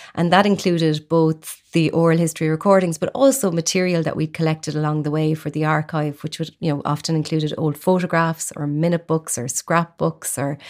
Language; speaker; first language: English; native; English